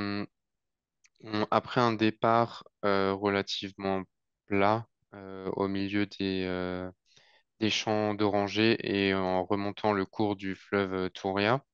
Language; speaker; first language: French; native; French